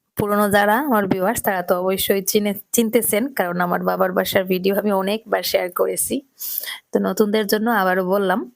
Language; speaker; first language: Bangla; native; Bangla